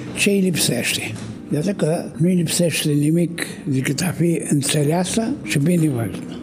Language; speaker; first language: Romanian; native; Romanian